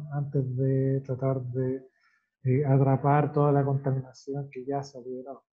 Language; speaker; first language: Spanish; native; Spanish